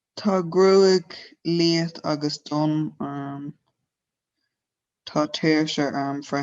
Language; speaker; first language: Irish; non-native, learner; English